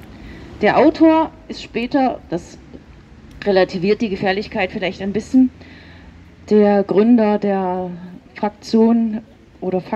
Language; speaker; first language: German; native; German